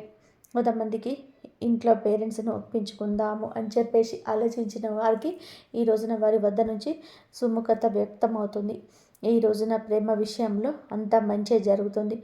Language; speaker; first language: Telugu; native; Telugu